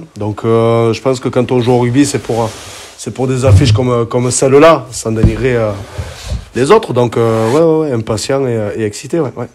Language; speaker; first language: French; native; French